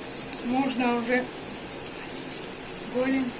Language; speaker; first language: Russian; non-native, local second language; Tajik